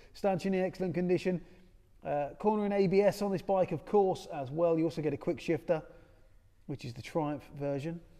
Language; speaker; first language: English; native; English